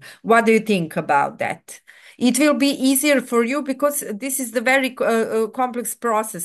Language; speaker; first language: English; non-native, fluent; Serbian